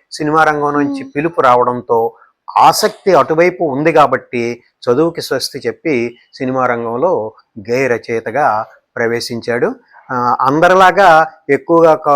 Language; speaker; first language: Telugu; native; Telugu